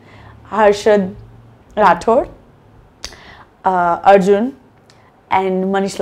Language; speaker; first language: Telugu; non-native, learner; Gujarati